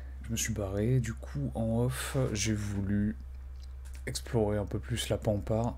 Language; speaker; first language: French; native; French